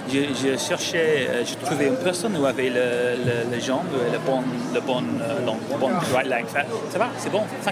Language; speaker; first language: French; non-native, learner; English